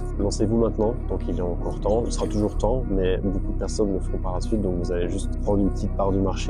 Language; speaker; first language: French; native; French